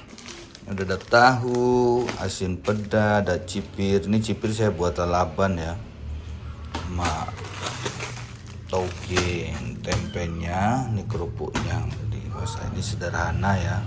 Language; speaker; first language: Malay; non-native, local second language; Javanese